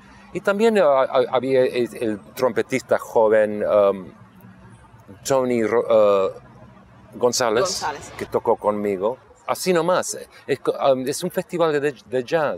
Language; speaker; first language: Spanish; non-native, local second language; English